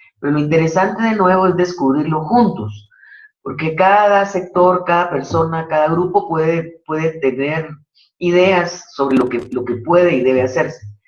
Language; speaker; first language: Spanish; native; Spanish